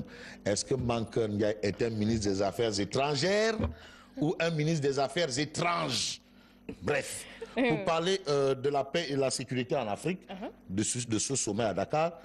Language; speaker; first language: French; non-native, local second language; Wolof